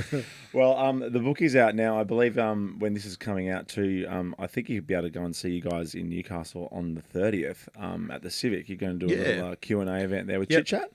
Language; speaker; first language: English; native; English